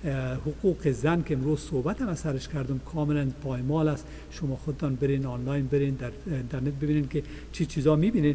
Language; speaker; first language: Persian; native; Persian